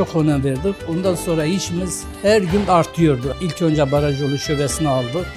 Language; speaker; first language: Turkish; native; Turkish